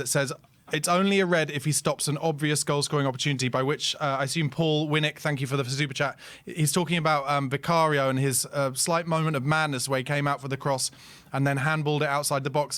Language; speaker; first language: English; native; English